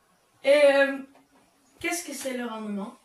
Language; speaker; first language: French; non-native, learner; Dutch